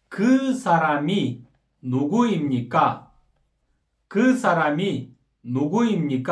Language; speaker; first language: Korean; non-native, fluent; Kyrgyz